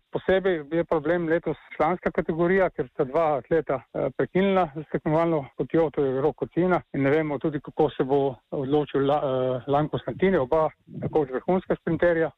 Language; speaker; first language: Slovenian; native; Slovenian